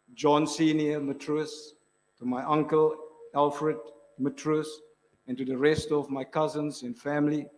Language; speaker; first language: English; non-native, local second language; Afrikaans